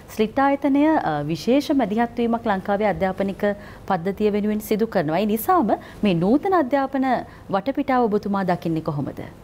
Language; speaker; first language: Sinhala; native; Sinhala